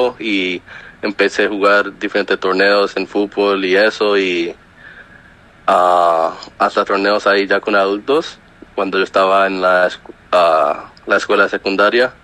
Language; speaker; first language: Spanish; early bilingual, heritage; Spanish